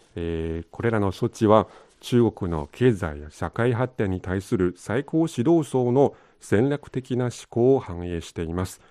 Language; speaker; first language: Japanese; non-native, fluent; Chinese